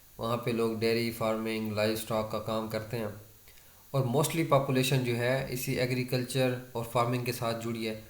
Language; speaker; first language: Urdu; non-native, local second language; Saraiki